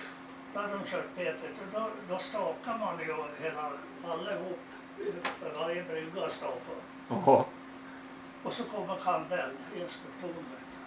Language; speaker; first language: Swedish; native; Swedish